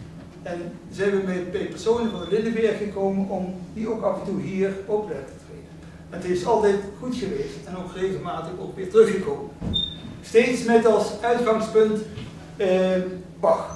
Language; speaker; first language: Dutch; native; Dutch